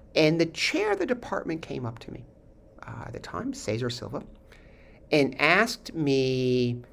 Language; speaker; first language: English; native; English